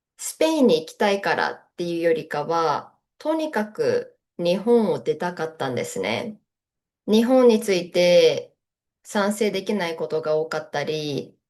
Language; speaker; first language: Japanese; native; Japanese